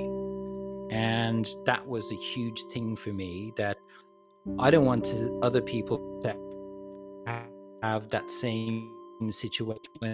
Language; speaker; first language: English; native; English